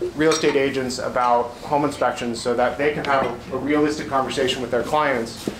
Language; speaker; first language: English; native; English